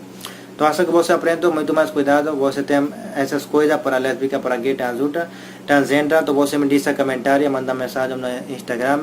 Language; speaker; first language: Portuguese; non-native, learner; Hindi